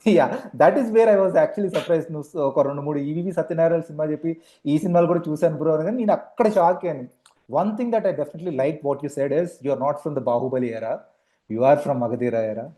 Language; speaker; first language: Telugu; native; Telugu